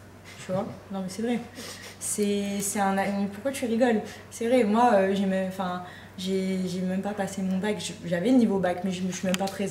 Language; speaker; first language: French; native; French